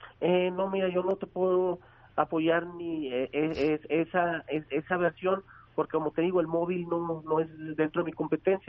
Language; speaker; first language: Spanish; native; Spanish